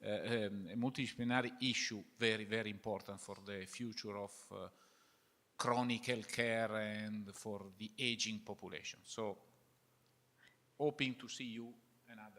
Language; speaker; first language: English; non-native, fluent; Italian